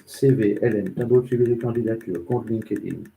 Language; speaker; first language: French; native; French